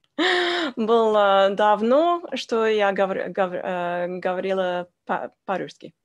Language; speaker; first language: Russian; non-native, learner; English